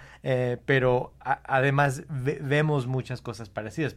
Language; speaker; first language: Spanish; early bilingual, heritage; Spanish